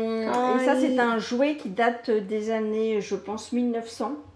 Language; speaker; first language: French; native; French